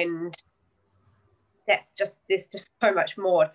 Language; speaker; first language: English; native; English